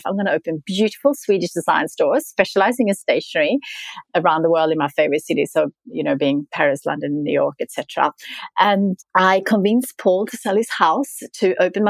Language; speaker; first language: English; non-native, fluent; Swedish